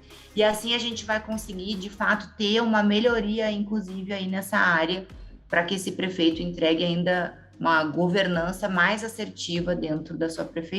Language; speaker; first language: Portuguese; native; Portuguese